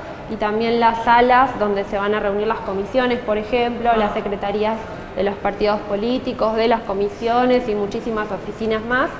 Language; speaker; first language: Spanish; native; Spanish